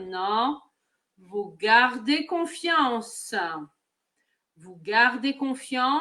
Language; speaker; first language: French; native; French